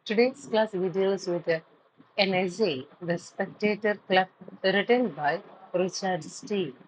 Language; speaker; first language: English; non-native, local second language; Malayalam